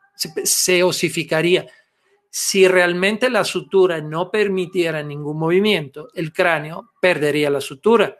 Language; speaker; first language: Spanish; non-native, fluent; Italian